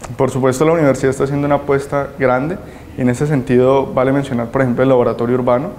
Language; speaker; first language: Spanish; native; Spanish